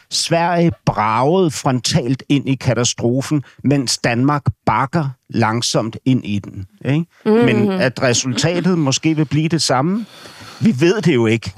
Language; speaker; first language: Danish; native; Danish